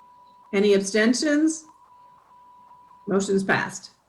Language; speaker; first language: English; native; English